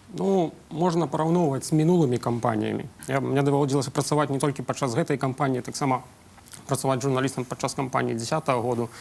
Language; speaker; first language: Belarusian; non-native, local second language; Russian